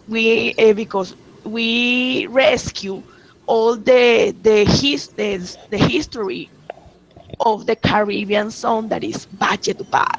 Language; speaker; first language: English; non-native, learner; Spanish